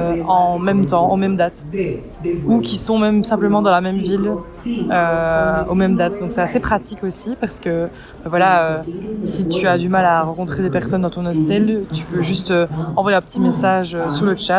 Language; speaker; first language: French; native; French